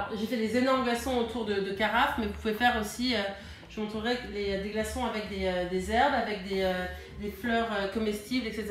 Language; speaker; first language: French; early bilingual, heritage; French